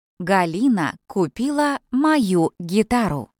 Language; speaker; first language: Russian; non-native, fluent; English